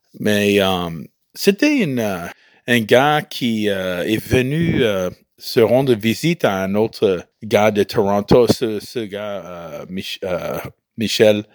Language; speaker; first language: French; non-native, fluent; English